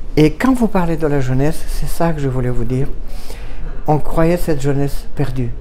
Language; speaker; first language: French; non-native, fluent; Romanian